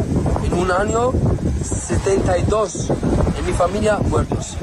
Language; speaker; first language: Spanish; non-native, learner; Arabic